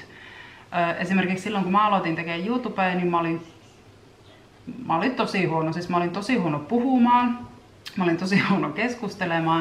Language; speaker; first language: Finnish; native; Finnish